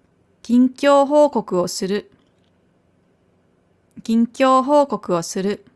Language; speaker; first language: Japanese; non-native, fluent; German